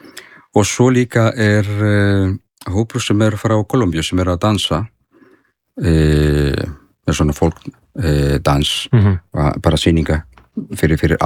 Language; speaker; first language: Icelandic; non-native, learner; Spanish